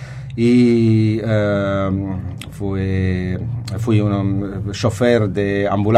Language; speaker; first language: Spanish; non-native, fluent; Italian